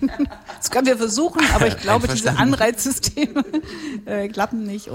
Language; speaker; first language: German; native; German